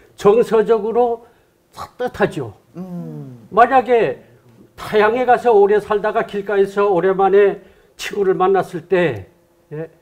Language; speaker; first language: Korean; native; Korean